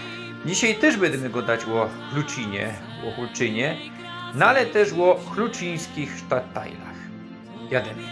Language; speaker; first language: Polish; non-native, local second language; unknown